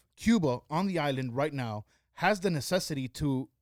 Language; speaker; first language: English; early bilingual, other home language; Spanish